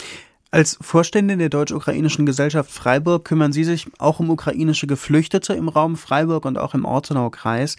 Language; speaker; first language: German; native; German